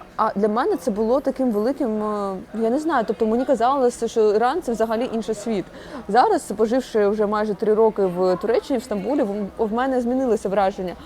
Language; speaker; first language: Ukrainian; non-native, local second language; Russian